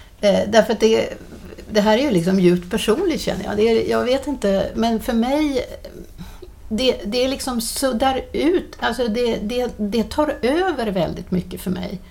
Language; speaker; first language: Swedish; native; Swedish